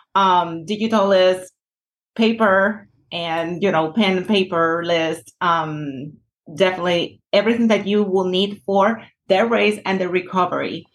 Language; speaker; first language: English; non-native, fluent; Spanish